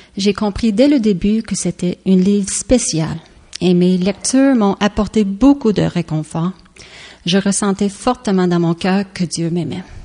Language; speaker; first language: French; early bilingual, other home language; Estonian